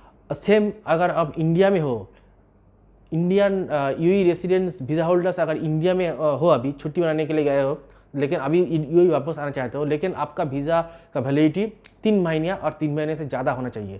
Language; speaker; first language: Hindi; non-native, local second language; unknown